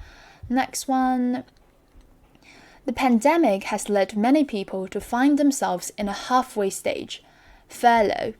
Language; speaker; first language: English; non-native, fluent; Chinese